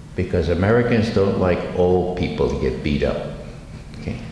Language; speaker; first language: English; native; English